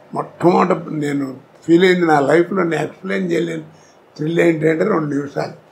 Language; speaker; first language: Telugu; native; Telugu